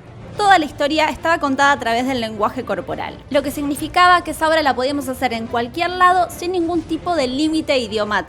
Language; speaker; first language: Spanish; native; Spanish